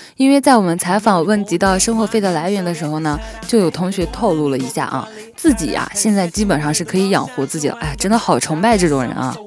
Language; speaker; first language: Chinese; native; Chinese